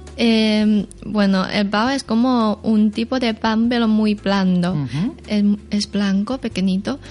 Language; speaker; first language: Spanish; non-native, learner; Chinese